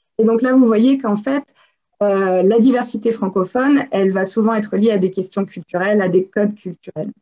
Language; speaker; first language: French; native; French